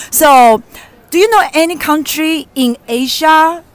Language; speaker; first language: English; non-native, fluent; Chinese